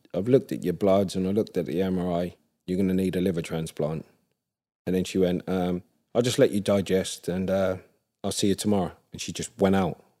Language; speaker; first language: English; native; English